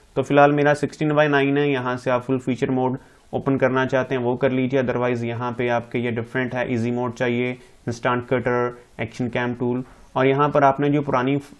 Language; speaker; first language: Hindi; non-native, local second language; Punjabi